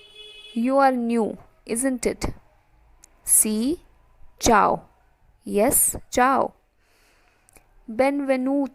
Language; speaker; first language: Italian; non-native, fluent; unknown